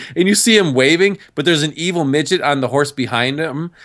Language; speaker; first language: English; native; English